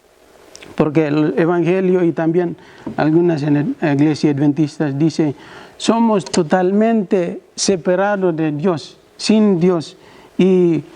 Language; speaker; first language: Spanish; non-native, learner; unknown